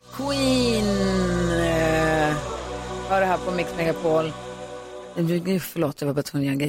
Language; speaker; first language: Swedish; native; Swedish